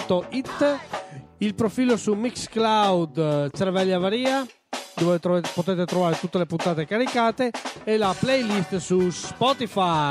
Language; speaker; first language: Italian; native; Italian